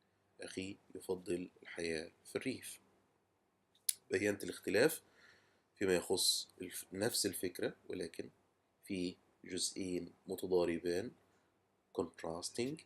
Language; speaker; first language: Arabic; native; Arabic